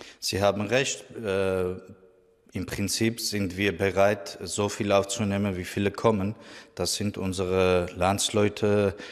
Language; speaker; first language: German; non-native, fluent; Armenian